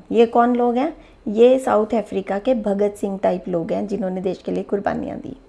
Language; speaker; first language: Hindi; native; Hindi